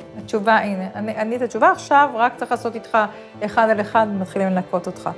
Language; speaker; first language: Hebrew; native; Hebrew